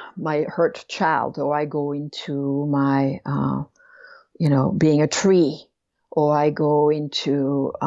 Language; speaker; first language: English; non-native, fluent; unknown